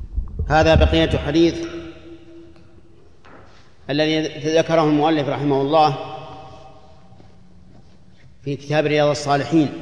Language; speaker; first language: Arabic; native; Arabic